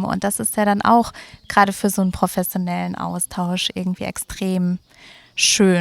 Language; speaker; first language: German; native; German